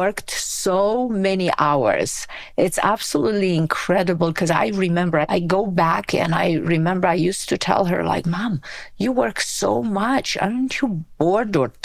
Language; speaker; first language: English; non-native, fluent; Romanian